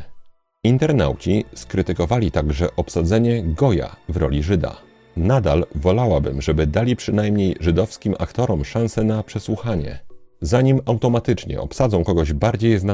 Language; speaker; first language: Polish; native; Polish